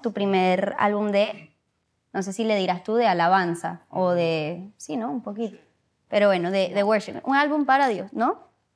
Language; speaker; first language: Spanish; early bilingual, heritage; Spanish